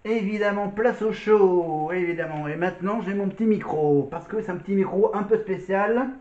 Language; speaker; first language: French; native; French